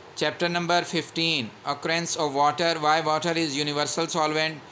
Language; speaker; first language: English; non-native, local second language; Urdu